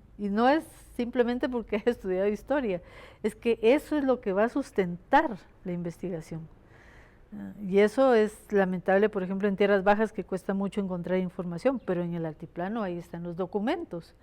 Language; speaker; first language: Spanish; native; Spanish